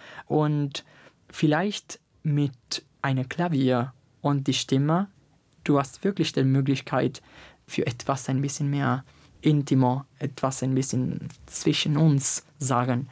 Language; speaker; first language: German; non-native, fluent; Italian